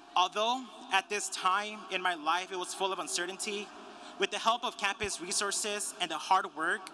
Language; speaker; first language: English; early bilingual, other home language; Spanish